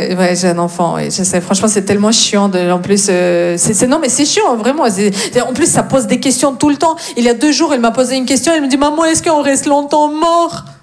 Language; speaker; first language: French; non-native, fluent; Russian